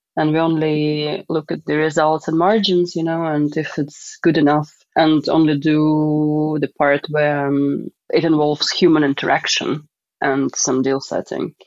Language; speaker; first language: English; non-native, fluent; Russian